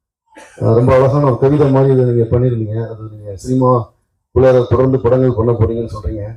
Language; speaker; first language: Tamil; native; Tamil